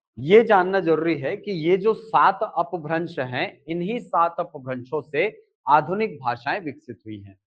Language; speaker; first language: Hindi; native; Hindi